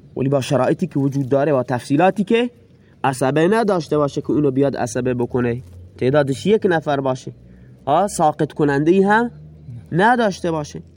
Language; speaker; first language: Persian; non-native, local second language; Baluchi